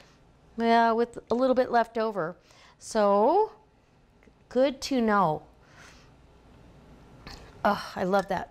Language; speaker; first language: English; native; English